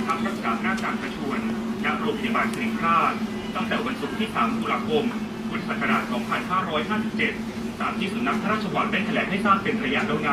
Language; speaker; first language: Thai; native; Thai